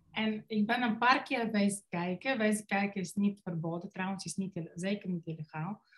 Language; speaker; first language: Dutch; non-native, fluent; Bulgarian